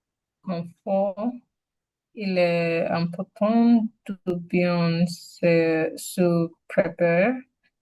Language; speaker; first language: French; non-native, learner; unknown